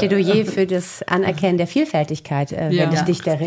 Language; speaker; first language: German; native; German